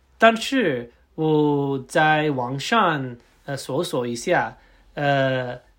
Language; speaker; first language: Chinese; non-native, learner; English